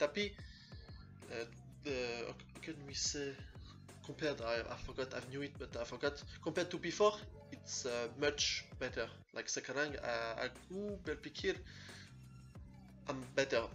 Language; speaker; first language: English; non-native, fluent; French